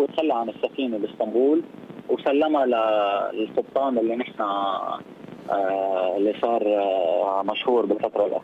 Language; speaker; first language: Arabic; native; Arabic